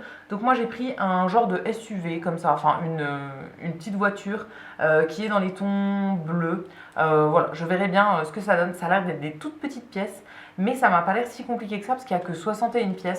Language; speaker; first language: French; native; French